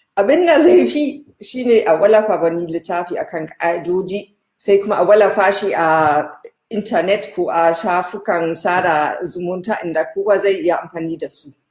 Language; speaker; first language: Hausa; non-native, fluent; German